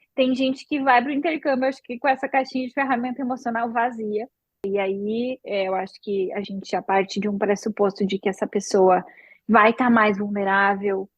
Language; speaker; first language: Portuguese; native; Portuguese